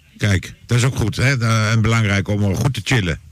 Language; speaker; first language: Dutch; native; Dutch